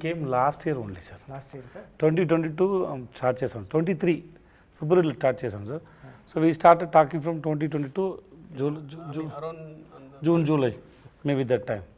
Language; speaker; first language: Telugu; non-native, learner; Tamil